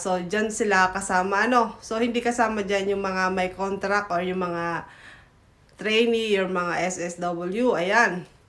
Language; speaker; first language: Filipino; native; Filipino